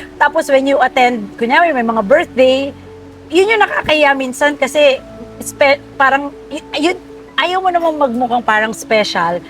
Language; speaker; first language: Filipino; non-native, local second language; Maranao